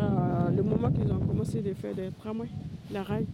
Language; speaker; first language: French; non-native, learner; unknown